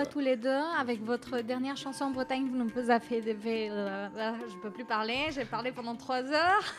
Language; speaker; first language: French; native; French